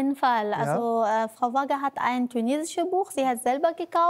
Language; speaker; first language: German; non-native, learner; Arabic